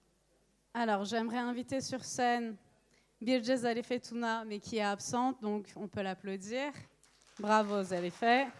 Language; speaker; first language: French; non-native, fluent; Turkish